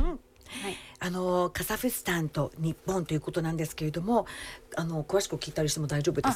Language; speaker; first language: Japanese; native; Japanese